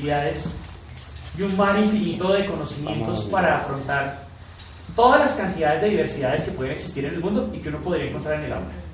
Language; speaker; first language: Spanish; native; Spanish